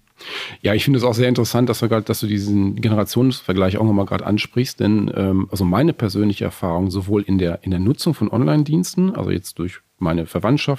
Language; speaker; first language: German; native; German